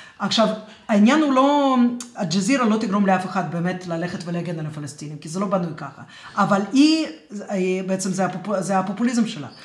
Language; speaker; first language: Hebrew; non-native, fluent; Russian